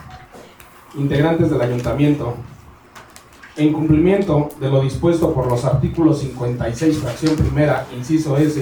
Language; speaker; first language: Spanish; native; Spanish